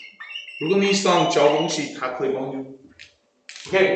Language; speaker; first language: Chinese; non-native, learner; English